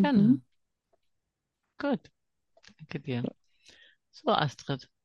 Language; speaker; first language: German; native; German